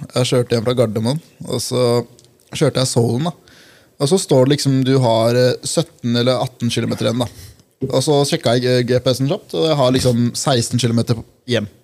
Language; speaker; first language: Norwegian; early bilingual, other home language; Punjabi